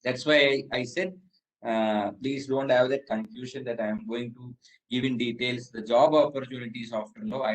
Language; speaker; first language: English; non-native, local second language; Malayalam